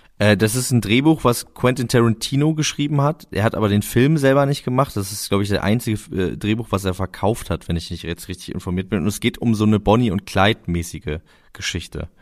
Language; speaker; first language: German; native; German